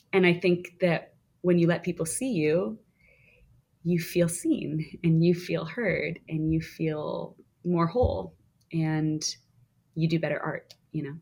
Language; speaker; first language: English; native; English